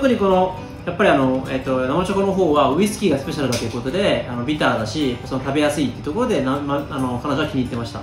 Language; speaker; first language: Japanese; native; Japanese